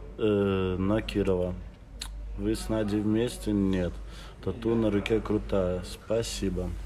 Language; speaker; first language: Russian; native; Russian